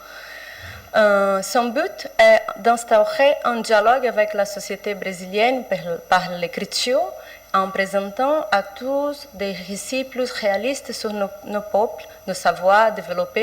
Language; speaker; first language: French; non-native, fluent; Portuguese